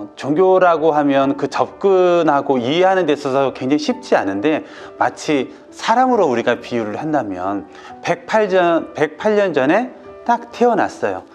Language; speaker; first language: Korean; native; Korean